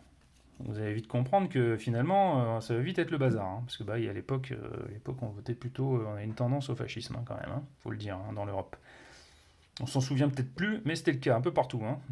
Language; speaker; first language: French; native; French